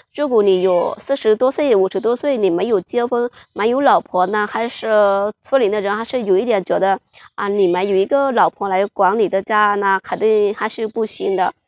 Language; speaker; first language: Chinese; non-native, fluent; Lao